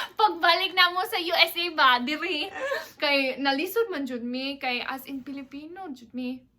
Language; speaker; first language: Cebuano; non-native, local second language; English